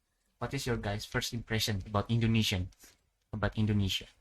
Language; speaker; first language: English; non-native, fluent; Indonesian